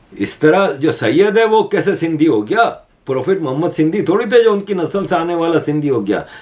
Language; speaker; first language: Urdu; native; Urdu